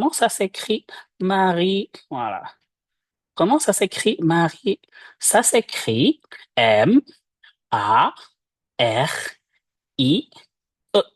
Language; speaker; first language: French; non-native, fluent; Indonesian